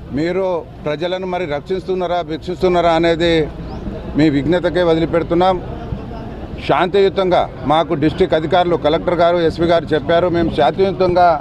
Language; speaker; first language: Telugu; native; Telugu